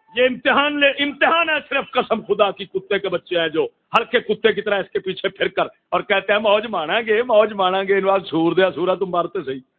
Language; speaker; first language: Urdu; non-native, local second language; Punjabi